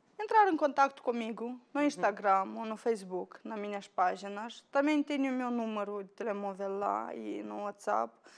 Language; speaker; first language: Portuguese; non-native, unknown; Romanian